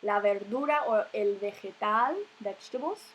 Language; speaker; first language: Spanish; non-native, fluent; English